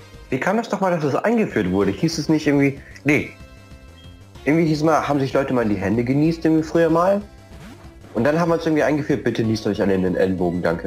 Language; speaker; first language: German; native; German